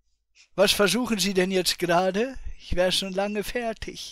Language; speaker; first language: German; native; German